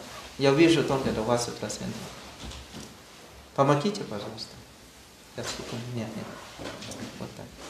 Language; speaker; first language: Russian; non-native, learner; Thai